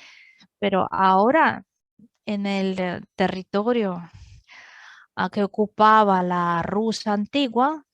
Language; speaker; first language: Spanish; non-native, fluent; Russian